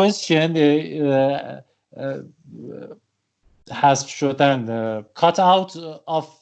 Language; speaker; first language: English; non-native, learner; Persian